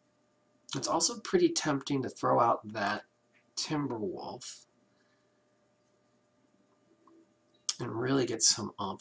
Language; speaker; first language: English; native; English